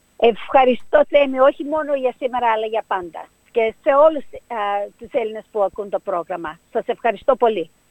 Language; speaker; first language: Greek; early bilingual, heritage; Greek